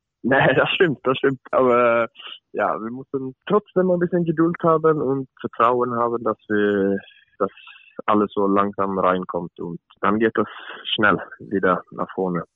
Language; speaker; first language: German; non-native, fluent; Swedish